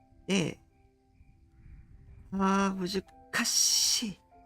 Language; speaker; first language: Japanese; non-native, learner; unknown